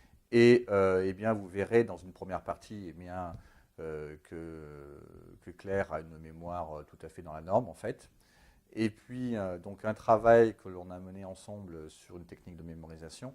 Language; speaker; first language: French; native; French